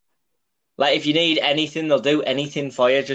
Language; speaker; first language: English; native; English